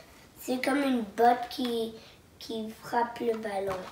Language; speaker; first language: French; non-native, local second language; English